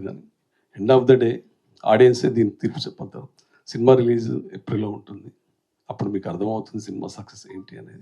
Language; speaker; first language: Telugu; native; Telugu